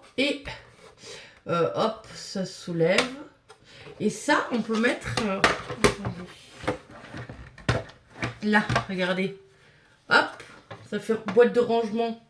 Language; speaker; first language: French; native; French